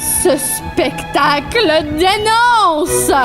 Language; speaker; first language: French; native; French